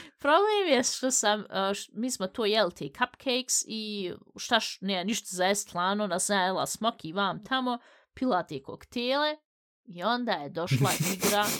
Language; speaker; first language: Bosnian; early bilingual, heritage; Bosnian